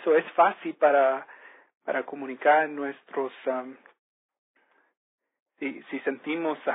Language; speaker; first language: Spanish; early bilingual, heritage; Spanish